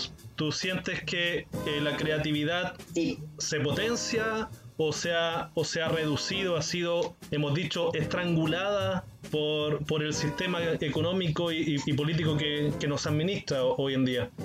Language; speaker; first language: Spanish; native; Spanish